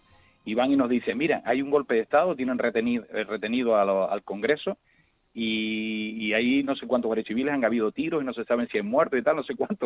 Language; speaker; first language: Spanish; native; Spanish